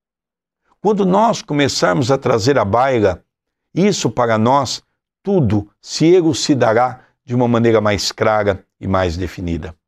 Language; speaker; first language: Portuguese; native; Portuguese